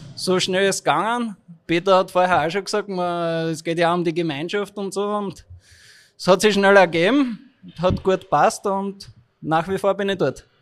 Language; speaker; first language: German; native; German